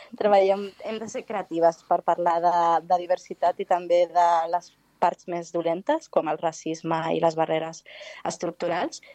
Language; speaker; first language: Catalan; non-native, local second language; Spanish